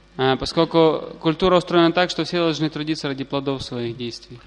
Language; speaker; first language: Russian; native; Russian